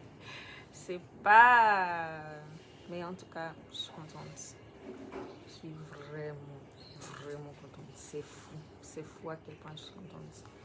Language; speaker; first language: French; non-native, learner; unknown